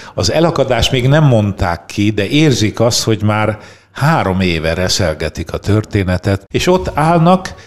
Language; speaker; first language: Hungarian; native; Hungarian